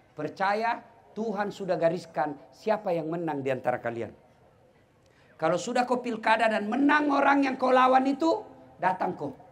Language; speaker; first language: Indonesian; non-native, local second language; Buginese